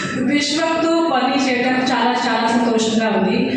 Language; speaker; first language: Telugu; non-native, local second language; Hindi